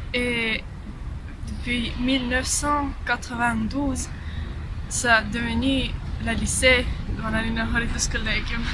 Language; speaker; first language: French; non-native, learner; Estonian